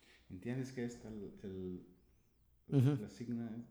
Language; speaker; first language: Spanish; non-native, learner; English